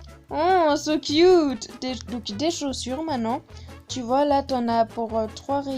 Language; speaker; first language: French; native; French